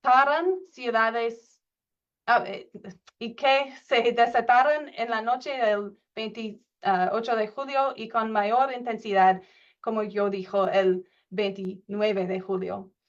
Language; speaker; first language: Spanish; non-native, learner; English